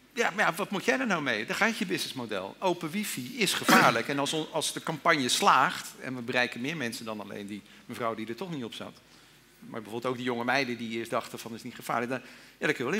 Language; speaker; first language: Dutch; native; Dutch